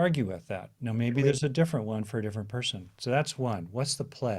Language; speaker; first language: English; native; English